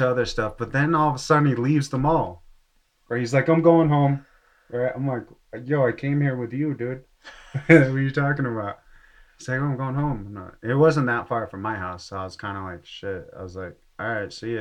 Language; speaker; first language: English; native; English